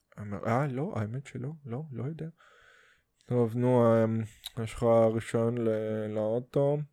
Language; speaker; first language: Hebrew; non-native, fluent; Russian